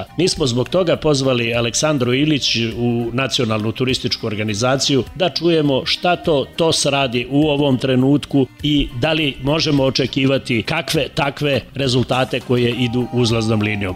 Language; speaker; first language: Serbian; native; Serbian